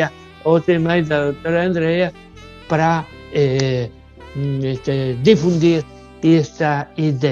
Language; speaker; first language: Portuguese; non-native, fluent; Spanish